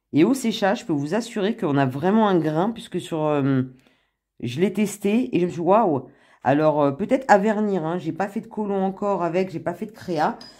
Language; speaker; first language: French; native; French